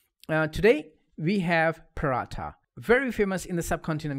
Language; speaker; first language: English; non-native, local second language; Punjabi